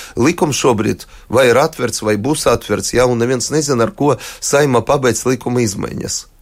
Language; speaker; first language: Latvian; non-native, local second language; Russian